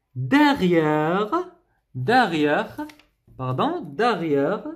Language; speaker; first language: French; non-native, local second language; Arabic